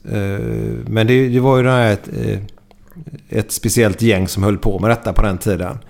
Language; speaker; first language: Swedish; native; Swedish